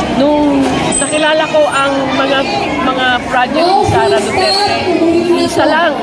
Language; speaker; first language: Filipino; native; Filipino